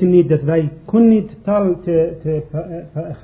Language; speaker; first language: Dutch; non-native, learner; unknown